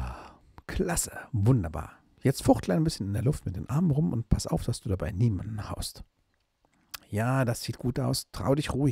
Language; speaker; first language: German; native; German